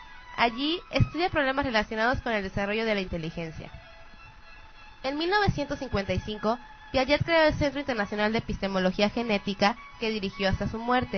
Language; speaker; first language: Spanish; native; Spanish